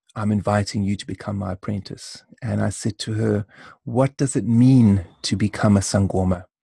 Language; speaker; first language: English; native; English